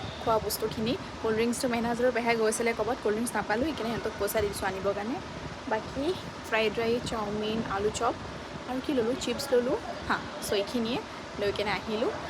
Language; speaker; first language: Assamese; native; Assamese